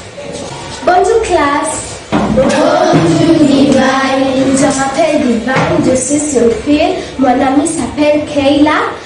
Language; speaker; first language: French; non-native, learner; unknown